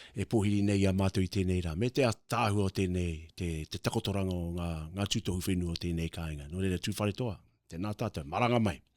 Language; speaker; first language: Māori; native; Māori